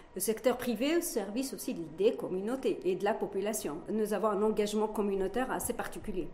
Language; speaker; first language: French; non-native, local second language; Arabic